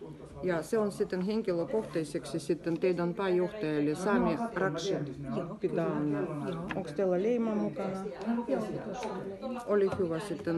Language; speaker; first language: Finnish; non-native, learner; Russian